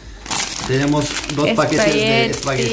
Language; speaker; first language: Spanish; non-native, fluent; Turkish